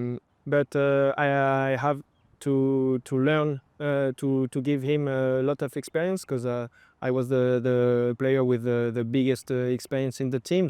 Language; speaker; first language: English; non-native, fluent; French